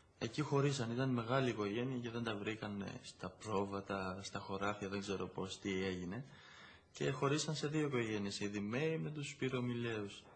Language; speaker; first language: Greek; early bilingual, heritage; Greek